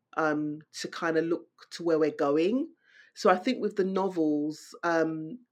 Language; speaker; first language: English; native; English